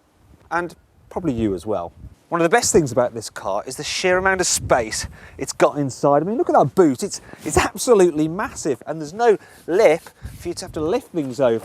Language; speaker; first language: English; native; English